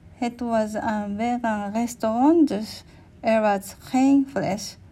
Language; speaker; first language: Dutch; non-native, learner; English